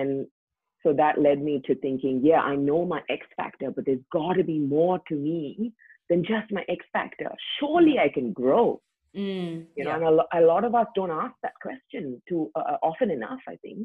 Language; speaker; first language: English; native; English